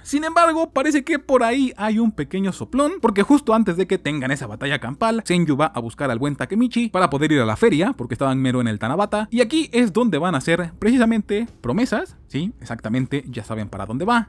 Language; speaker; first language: Spanish; native; Spanish